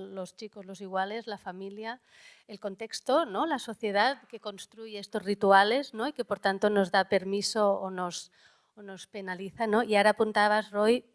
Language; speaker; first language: Spanish; non-native, local second language; Catalan